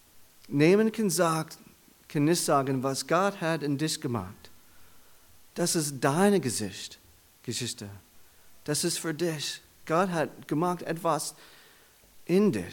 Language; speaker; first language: German; non-native, learner; English